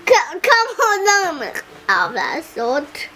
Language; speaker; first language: Hebrew; early bilingual, other home language; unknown